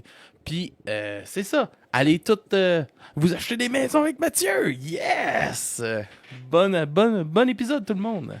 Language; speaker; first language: French; native; French